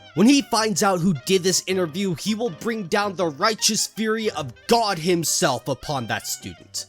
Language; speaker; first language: English; native; English